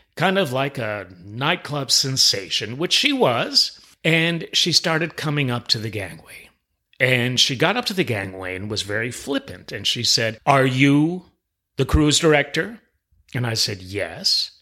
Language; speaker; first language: English; native; English